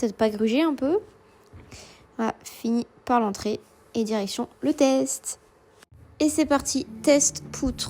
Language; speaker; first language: French; native; French